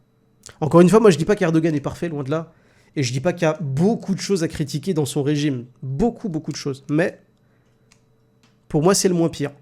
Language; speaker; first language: French; native; French